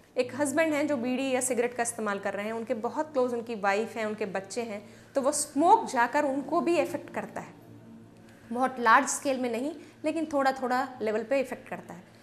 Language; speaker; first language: Hindi; native; Hindi